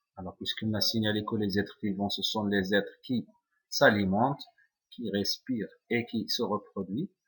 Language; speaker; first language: French; non-native, local second language; Arabic